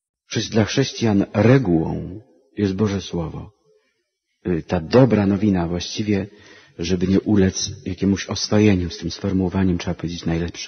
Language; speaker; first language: Polish; native; Polish